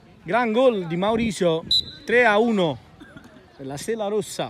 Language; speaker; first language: Italian; native; Italian